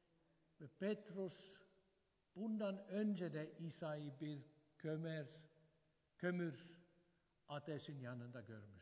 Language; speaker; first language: Turkish; non-native, fluent; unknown